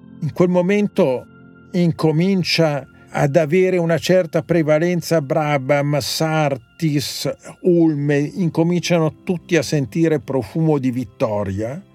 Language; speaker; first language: Italian; native; Italian